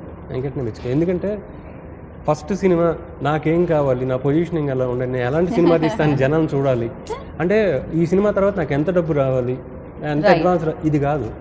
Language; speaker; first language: Telugu; native; Telugu